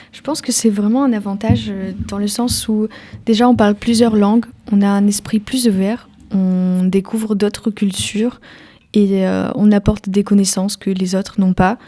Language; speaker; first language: French; early bilingual, other home language; Ukrainian